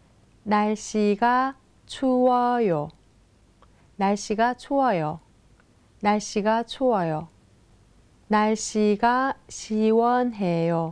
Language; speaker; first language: Korean; non-native, fluent; Thai